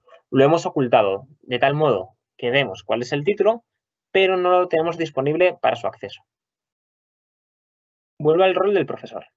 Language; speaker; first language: Spanish; native; Spanish